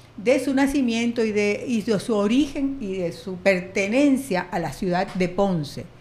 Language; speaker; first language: Spanish; native; Spanish